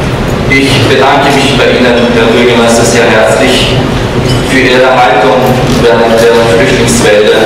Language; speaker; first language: German; non-native, fluent; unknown